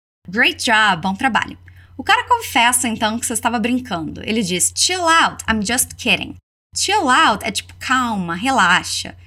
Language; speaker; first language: Portuguese; native; Portuguese